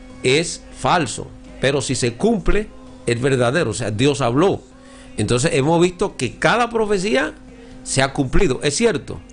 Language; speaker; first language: Spanish; native; Spanish